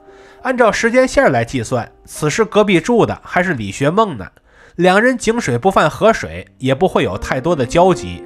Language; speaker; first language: Chinese; native; Chinese